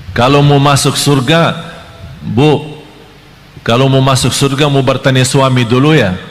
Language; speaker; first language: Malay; non-native, fluent; Arabic